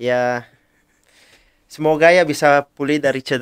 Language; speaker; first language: Indonesian; non-native, fluent; Italian